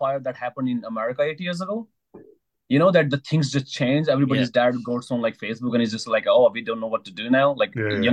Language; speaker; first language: English; non-native, local second language; Hindi